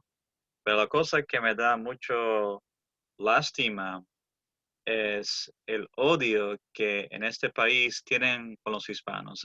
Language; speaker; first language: Spanish; early bilingual, heritage; Spanish